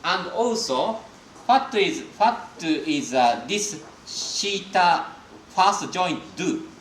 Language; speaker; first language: English; non-native, fluent; Japanese